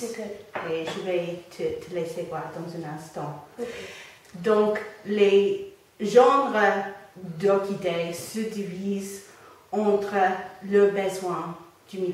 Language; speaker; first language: French; non-native, fluent; English